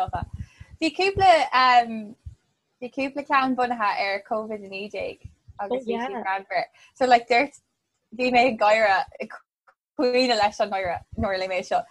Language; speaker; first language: Irish; non-native, local second language; English